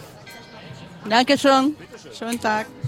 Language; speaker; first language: German; non-native, learner; Ukrainian